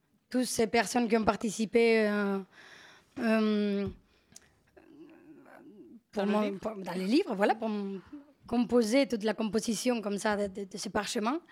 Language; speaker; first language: French; non-native, fluent; Spanish